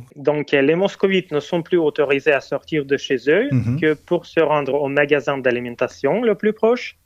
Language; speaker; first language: French; non-native, fluent; Russian